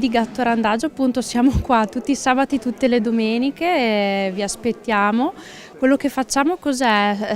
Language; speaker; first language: Italian; native; Italian